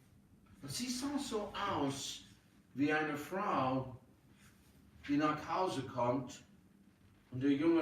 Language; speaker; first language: German; non-native, fluent; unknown